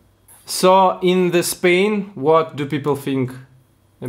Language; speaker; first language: English; non-native, learner; Russian